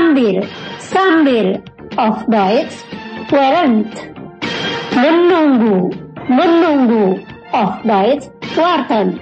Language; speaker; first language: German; non-native, learner; Indonesian